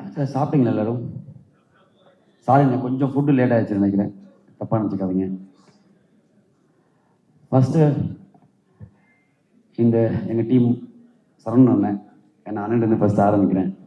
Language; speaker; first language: Tamil; native; Tamil